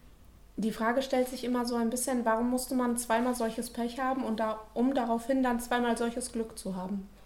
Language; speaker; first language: German; native; German